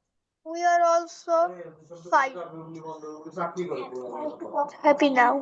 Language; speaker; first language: English; non-native, learner; Bangla